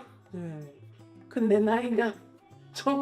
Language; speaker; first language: Korean; non-native, learner; English